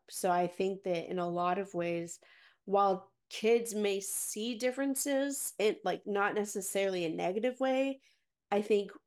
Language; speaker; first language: English; native; English